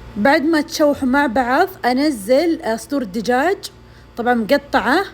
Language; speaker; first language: Arabic; native; Arabic